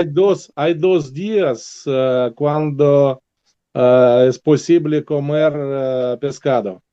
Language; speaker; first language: Spanish; non-native, learner; Russian